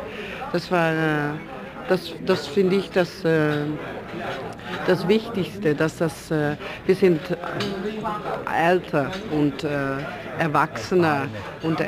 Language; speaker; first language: German; non-native, fluent; Dutch